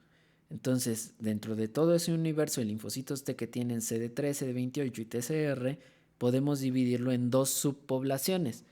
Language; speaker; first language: Spanish; native; Spanish